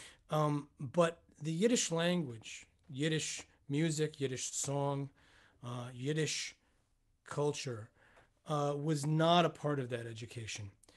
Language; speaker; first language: English; native; English